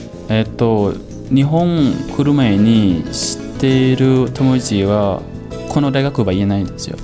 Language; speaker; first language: Japanese; non-native, fluent; Lao